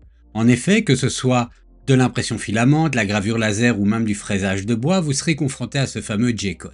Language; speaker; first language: French; native; French